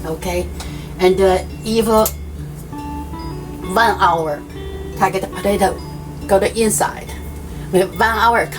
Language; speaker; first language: English; non-native, learner; Chinese